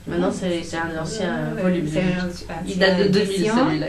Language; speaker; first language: French; native; French